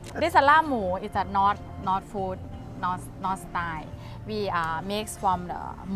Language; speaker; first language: English; non-native, learner; Thai